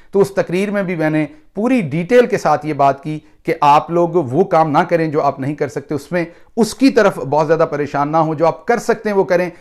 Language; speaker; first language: Urdu; non-native, local second language; Punjabi